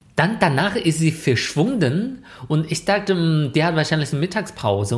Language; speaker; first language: German; non-native, fluent; Chinese